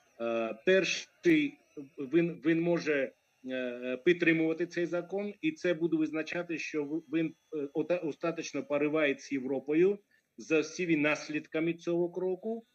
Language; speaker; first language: Ukrainian; non-native, fluent; Georgian